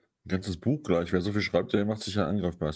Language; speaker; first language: German; native; German